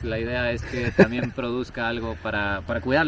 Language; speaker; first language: Spanish; native; Spanish